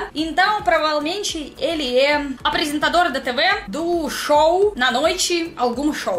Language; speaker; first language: Portuguese; non-native, learner; Russian